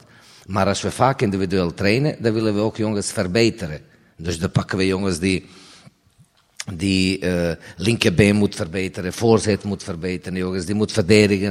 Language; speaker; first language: Dutch; non-native, fluent; Serbian